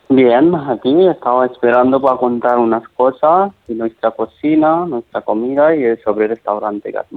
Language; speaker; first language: Spanish; non-native, learner; Nepali